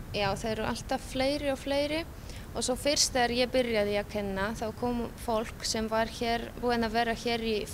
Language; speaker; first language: Icelandic; non-native, fluent; Polish